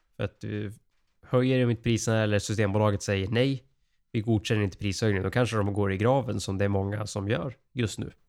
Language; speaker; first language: Swedish; native; Swedish